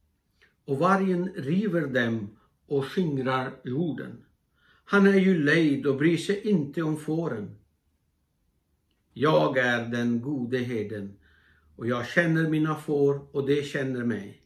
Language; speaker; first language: Swedish; non-native, fluent; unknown